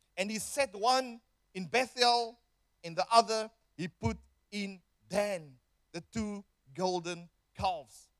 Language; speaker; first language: English; non-native, local second language; Afrikaans